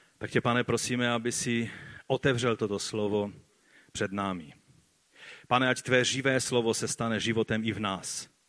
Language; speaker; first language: Czech; non-native, fluent; Polish